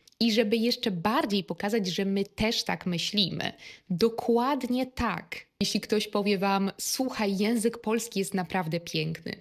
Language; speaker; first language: Polish; native; Polish